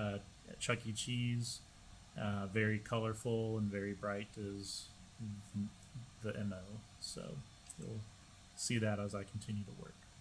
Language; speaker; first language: English; native; English